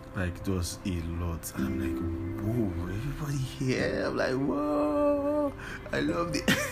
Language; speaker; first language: English; non-native, local second language; Yoruba